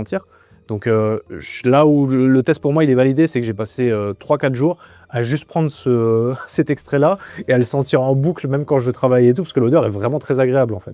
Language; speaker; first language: French; native; French